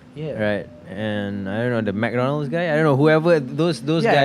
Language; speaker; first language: English; non-native, local second language; Malay